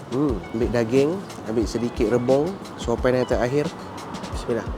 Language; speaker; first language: Malay; native; Malay